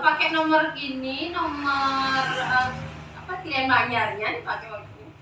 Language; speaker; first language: Indonesian; non-native, local second language; Balinese